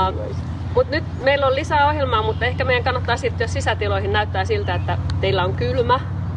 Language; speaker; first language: Finnish; native; Finnish